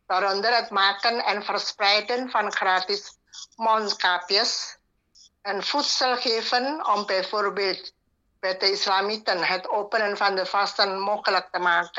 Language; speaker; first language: Dutch; non-native, learner; Indonesian